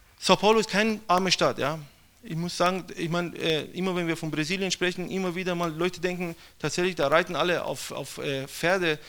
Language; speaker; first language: German; non-native, fluent; Persian